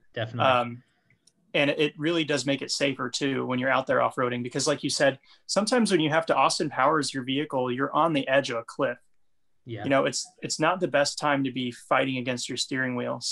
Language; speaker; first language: English; native; English